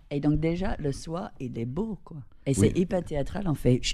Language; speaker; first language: French; non-native, fluent; English